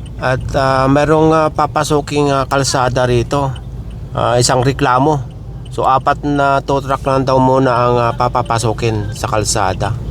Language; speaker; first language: Filipino; native; Filipino